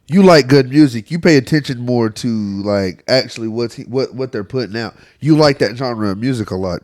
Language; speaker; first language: English; native; English